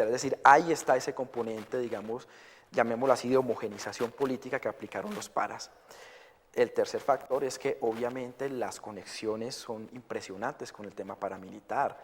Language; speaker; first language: Spanish; native; Spanish